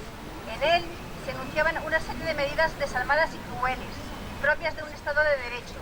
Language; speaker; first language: Spanish; native; Spanish